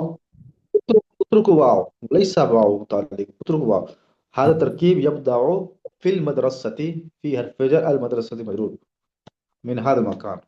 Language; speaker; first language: Arabic; non-native, learner; Urdu